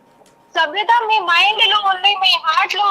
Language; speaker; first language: Telugu; non-native, learner; Hindi